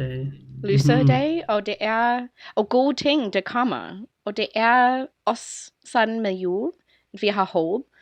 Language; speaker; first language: Danish; non-native, fluent; English